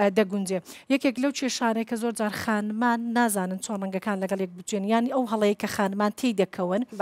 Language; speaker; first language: Central Kurdish; non-native, local second language; Kurdish